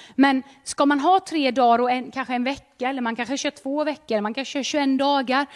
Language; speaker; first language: Swedish; native; Swedish